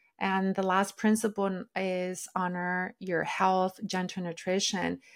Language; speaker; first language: English; early bilingual, other home language; Spanish